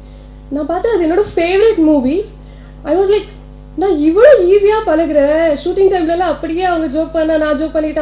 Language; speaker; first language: Tamil; non-native, local second language; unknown